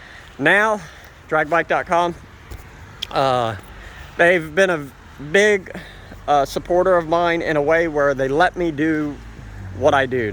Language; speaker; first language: English; native; English